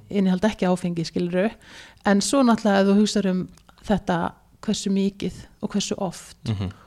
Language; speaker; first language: Icelandic; early bilingual, heritage; Icelandic